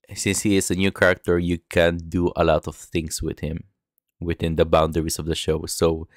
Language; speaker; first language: English; non-native, local second language; Filipino